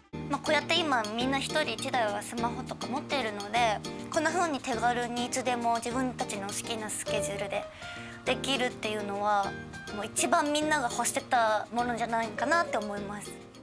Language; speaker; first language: Japanese; native; Japanese